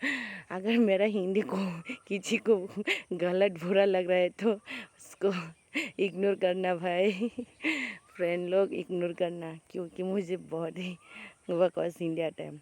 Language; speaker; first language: Hindi; non-native, local second language; Kok Borok